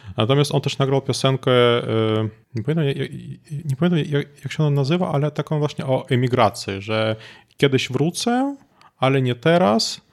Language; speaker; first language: Polish; non-native, fluent; Russian